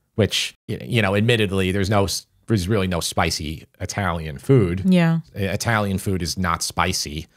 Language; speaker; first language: English; native; English